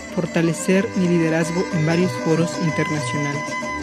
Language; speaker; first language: Spanish; non-native, local second language; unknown